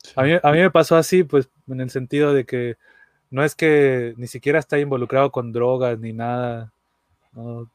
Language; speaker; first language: Spanish; native; Spanish